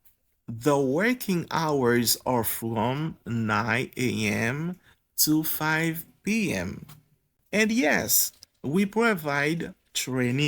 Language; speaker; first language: English; non-native, fluent; Haitian Creole